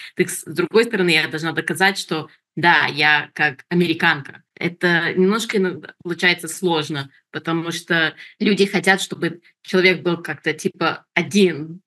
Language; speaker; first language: Russian; early bilingual, heritage; Russian